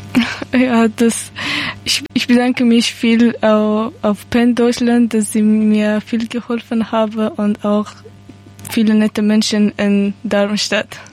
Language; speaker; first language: German; non-native, learner; Persian